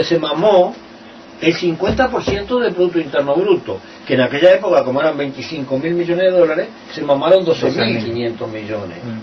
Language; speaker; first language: Spanish; native; Spanish